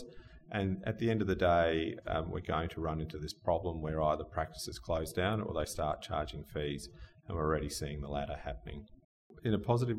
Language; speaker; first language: English; native; English